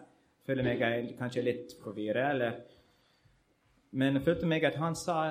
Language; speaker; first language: Norwegian; non-native, learner; English